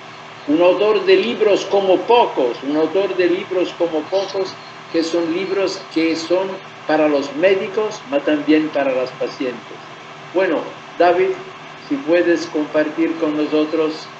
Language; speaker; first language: Spanish; non-native, fluent; Italian